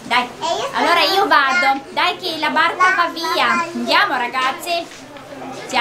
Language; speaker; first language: Italian; native; Italian